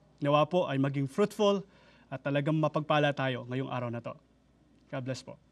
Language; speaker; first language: Filipino; native; Filipino